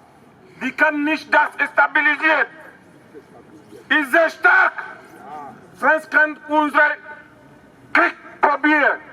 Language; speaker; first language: German; non-native, learner; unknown